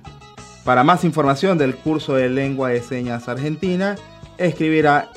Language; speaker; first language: Spanish; native; Spanish